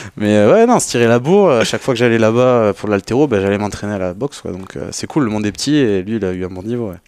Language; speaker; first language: French; native; French